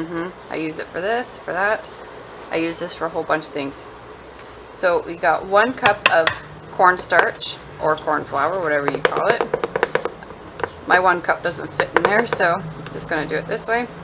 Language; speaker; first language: English; native; English